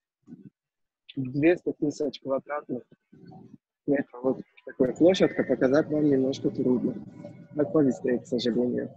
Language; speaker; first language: Russian; non-native, learner; Turkish